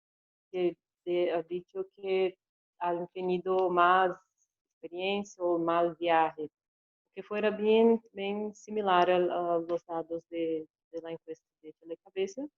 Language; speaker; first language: Spanish; non-native, learner; Portuguese